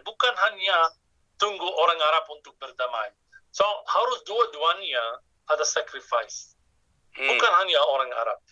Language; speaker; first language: Indonesian; non-native, fluent; Arabic